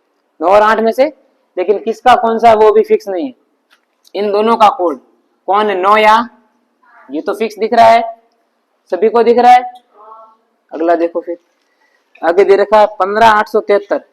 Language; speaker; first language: Hindi; native; Hindi